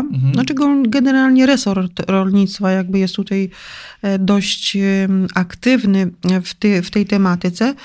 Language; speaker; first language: Polish; native; Polish